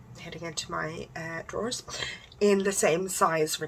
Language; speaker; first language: English; native; English